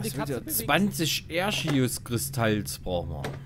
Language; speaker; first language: German; native; German